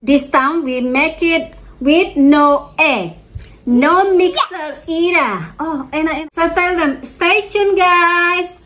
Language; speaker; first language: English; non-native, fluent; Indonesian